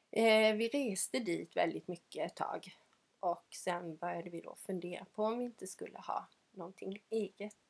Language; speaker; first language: Swedish; native; Swedish